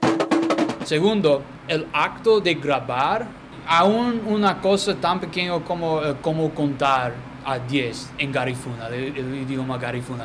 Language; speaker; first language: Spanish; non-native, fluent; English